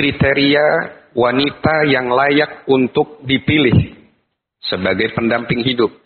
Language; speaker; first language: Indonesian; native; Indonesian